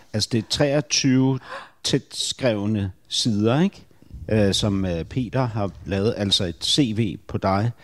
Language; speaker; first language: Danish; native; Danish